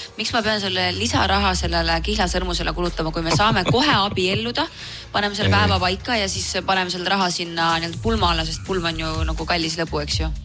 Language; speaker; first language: Estonian; native; Estonian